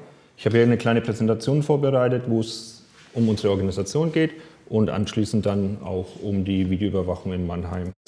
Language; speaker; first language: German; native; German